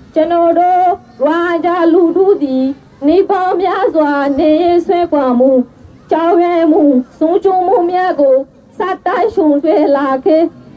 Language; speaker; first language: Burmese; non-native, local second language; Rohingya